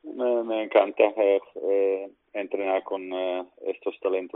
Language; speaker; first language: Spanish; non-native, learner; Dutch